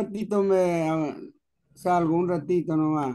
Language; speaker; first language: Spanish; native; Spanish